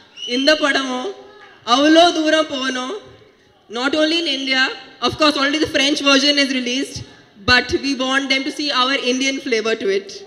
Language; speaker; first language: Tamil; non-native, fluent; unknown